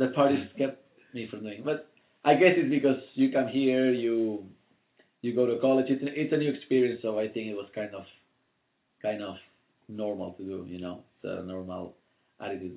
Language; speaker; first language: English; non-native, fluent; Spanish